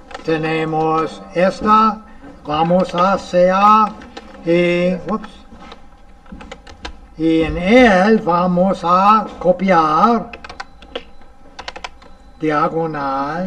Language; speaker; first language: Spanish; non-native, fluent; English